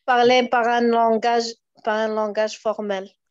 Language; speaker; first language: French; non-native, learner; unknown